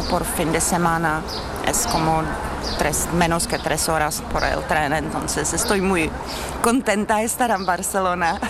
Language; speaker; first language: Spanish; non-native, fluent; Czech